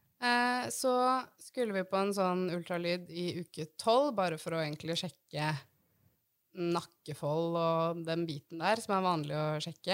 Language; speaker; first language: Norwegian; native; Norwegian